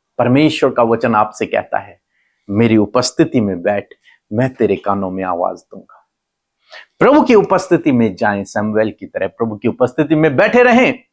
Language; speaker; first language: Hindi; native; Hindi